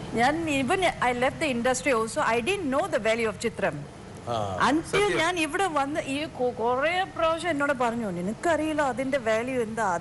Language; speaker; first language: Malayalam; non-native, fluent; Tamil